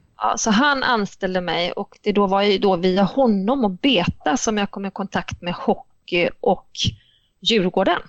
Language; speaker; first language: Swedish; native; Swedish